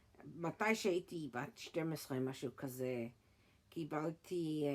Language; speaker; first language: Hebrew; early bilingual, heritage; English